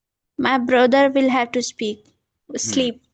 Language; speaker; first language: English; non-native, learner; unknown